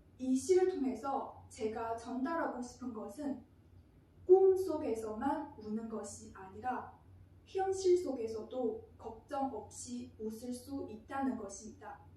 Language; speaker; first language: Korean; non-native, fluent; Chinese